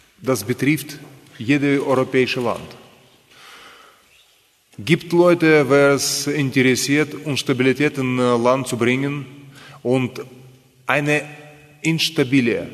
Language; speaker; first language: German; non-native, fluent; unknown